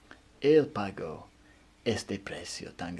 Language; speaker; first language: Spanish; non-native, fluent; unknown